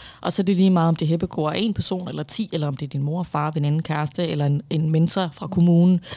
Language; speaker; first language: Danish; early bilingual, other home language; Persian